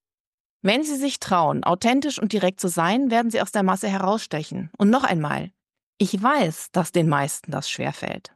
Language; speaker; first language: German; native; German